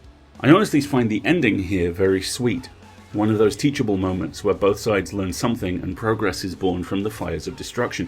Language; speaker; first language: English; native; English